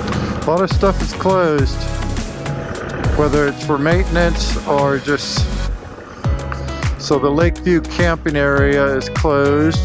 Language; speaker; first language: English; native; English